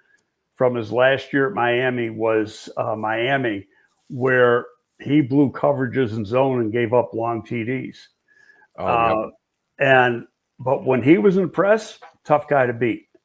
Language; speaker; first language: English; native; English